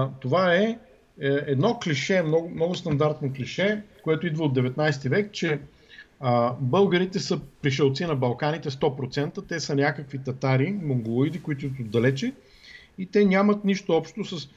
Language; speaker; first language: Bulgarian; native; Bulgarian